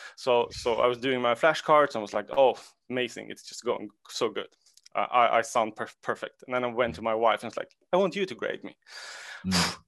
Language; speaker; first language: English; non-native, fluent; Swedish